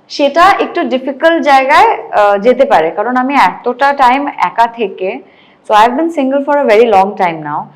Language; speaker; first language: Bangla; native; Bangla